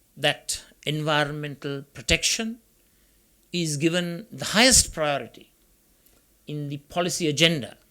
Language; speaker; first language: English; non-native, local second language; Sinhala